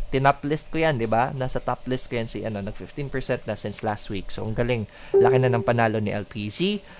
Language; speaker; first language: Filipino; non-native, local second language; Cebuano